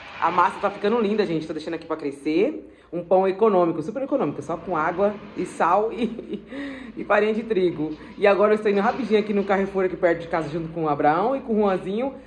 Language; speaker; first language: Portuguese; native; Portuguese